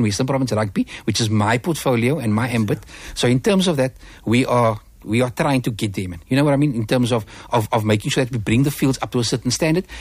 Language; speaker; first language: English; native; English